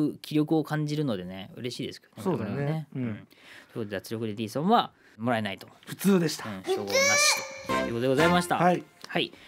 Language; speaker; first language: Japanese; native; Japanese